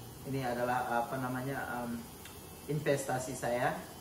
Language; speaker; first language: Indonesian; non-native, local second language; Balinese